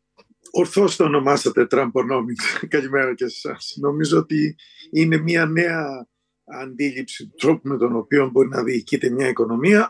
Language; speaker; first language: Greek; native; Greek